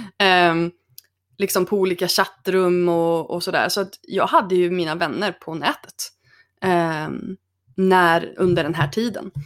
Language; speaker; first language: Swedish; native; Swedish